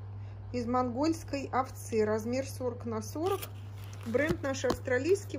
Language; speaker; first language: Russian; native; Russian